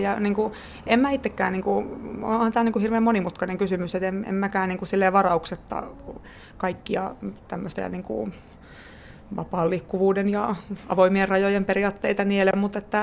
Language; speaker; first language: Finnish; native; Finnish